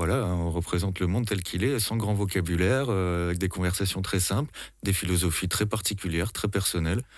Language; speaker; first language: French; native; French